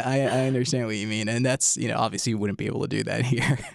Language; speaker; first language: English; non-native, fluent; Arabic